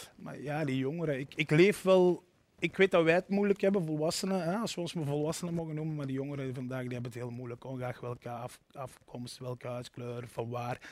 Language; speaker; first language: Dutch; native; Dutch